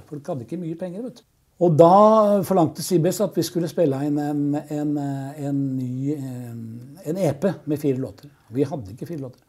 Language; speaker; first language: Norwegian; native; Norwegian